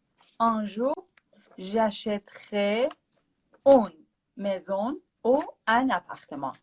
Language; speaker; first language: French; non-native, learner; Persian